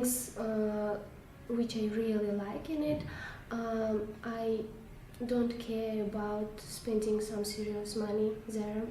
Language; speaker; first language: English; non-native, learner; Russian